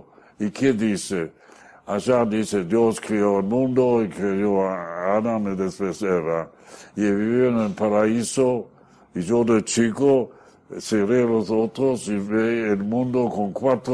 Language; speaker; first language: Spanish; non-native, fluent; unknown